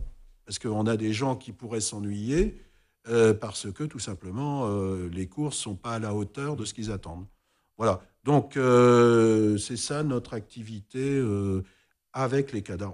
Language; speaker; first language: French; native; French